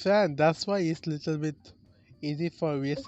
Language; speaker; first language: English; non-native, learner; Bangla